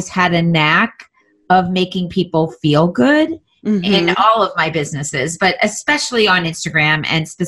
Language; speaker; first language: English; native; English